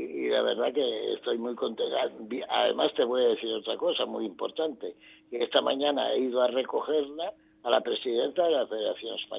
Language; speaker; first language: Spanish; native; Spanish